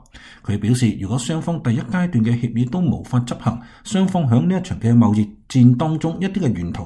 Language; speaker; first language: Chinese; non-native, local second language; Cantonese